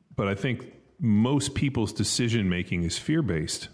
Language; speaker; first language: English; native; English